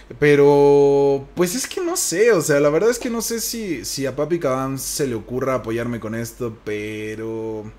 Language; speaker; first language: Spanish; native; Spanish